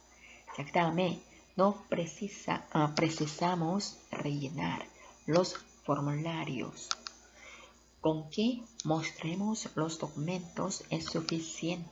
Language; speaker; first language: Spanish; non-native, fluent; Korean